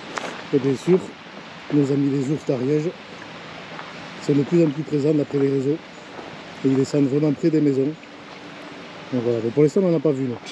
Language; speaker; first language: French; native; French